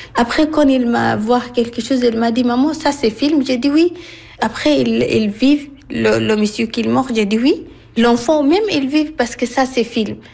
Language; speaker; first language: French; non-native, learner; Arabic